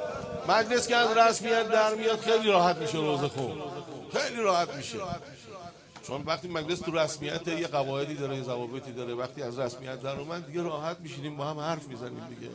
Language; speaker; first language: Persian; native; Persian